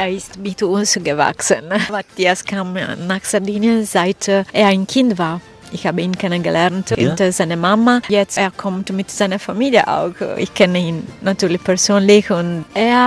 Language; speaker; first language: German; non-native, fluent; Italian